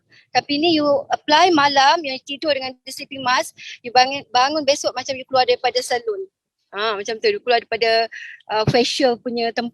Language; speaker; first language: Malay; native; Malay